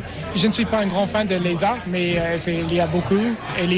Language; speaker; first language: French; non-native, learner; English